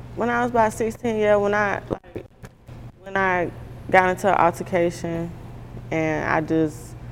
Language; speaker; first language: English; native; English